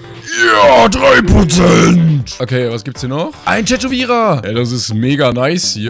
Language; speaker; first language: German; native; German